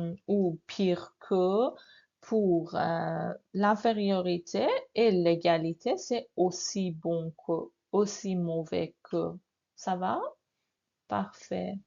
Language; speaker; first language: French; non-native, fluent; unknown